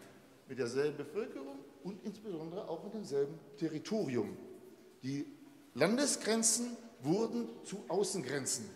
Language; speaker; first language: German; native; German